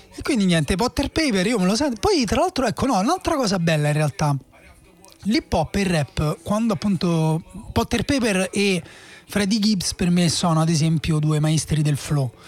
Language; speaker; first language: Italian; native; Italian